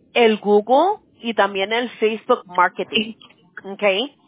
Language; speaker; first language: Spanish; early bilingual, other home language; English